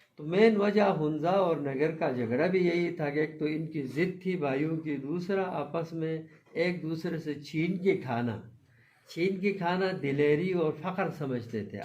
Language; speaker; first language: Urdu; non-native, local second language; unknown